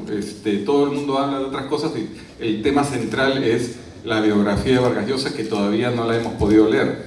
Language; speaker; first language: Spanish; native; Spanish